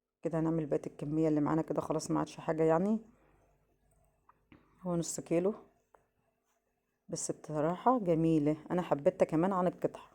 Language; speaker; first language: Arabic; native; Arabic